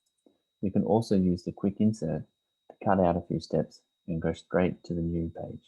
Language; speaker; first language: English; native; English